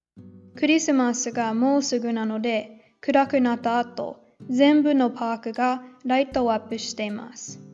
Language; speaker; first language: Japanese; non-native, learner; English